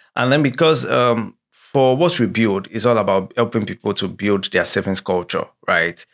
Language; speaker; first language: English; non-native, local second language; Yoruba